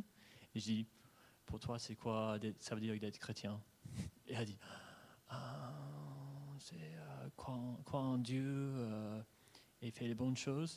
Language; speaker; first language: French; non-native, fluent; English